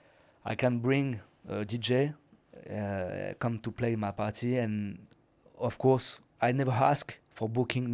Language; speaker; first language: English; non-native, learner; French